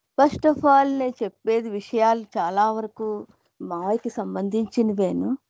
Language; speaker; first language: Telugu; non-native, local second language; Hindi